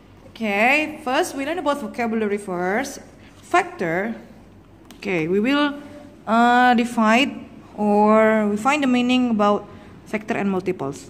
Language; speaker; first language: English; non-native, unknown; Indonesian